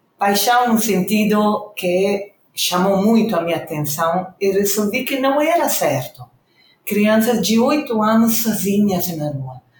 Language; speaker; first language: Portuguese; non-native, fluent; Italian